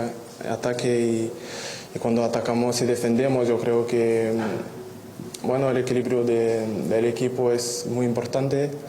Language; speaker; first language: Spanish; non-native, fluent; French